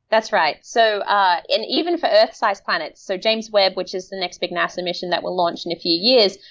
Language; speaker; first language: English; native; English